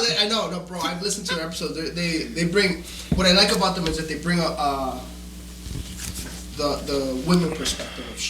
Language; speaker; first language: English; early bilingual, other home language; Spanish